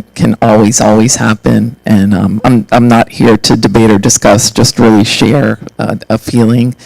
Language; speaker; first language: English; native; English